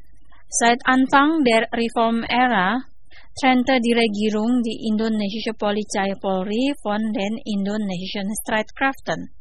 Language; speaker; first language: German; non-native, fluent; Indonesian